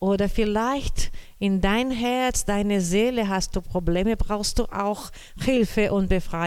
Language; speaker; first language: German; non-native, learner; Portuguese